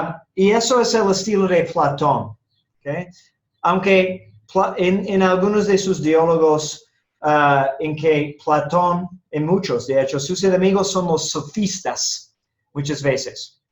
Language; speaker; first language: Spanish; non-native, fluent; English